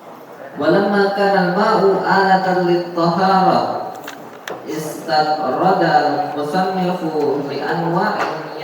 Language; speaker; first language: Arabic; non-native, learner; Indonesian